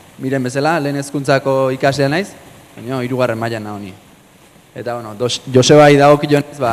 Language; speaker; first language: Basque; native; Basque